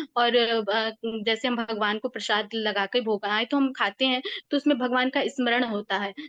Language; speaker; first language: Hindi; native; Hindi